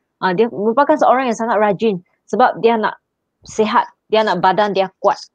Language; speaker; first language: Malay; non-native, local second language; Chinese